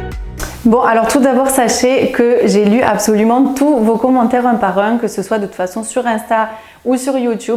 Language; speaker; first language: French; native; French